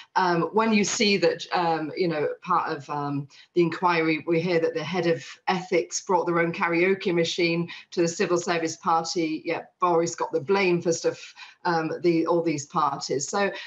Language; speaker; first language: English; native; English